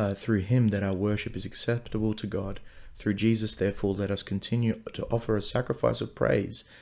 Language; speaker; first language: English; non-native, local second language; Afrikaans